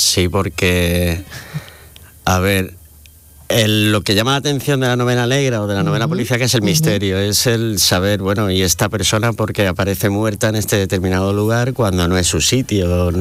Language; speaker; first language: Spanish; native; Spanish